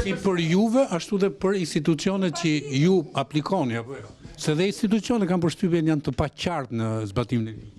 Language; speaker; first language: Albanian; native; Albanian